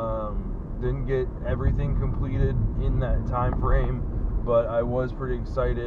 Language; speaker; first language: English; native; English